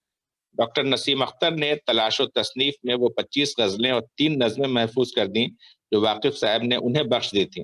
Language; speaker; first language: Urdu; native; Urdu